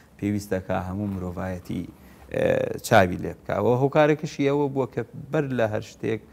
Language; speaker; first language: Central Kurdish; non-native, local second language; Gurani